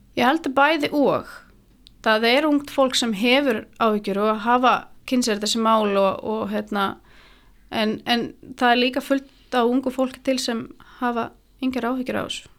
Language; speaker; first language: Icelandic; non-native, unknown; Latvian